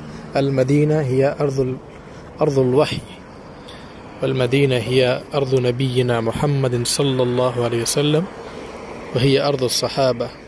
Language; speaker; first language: Arabic; non-native, fluent; Urdu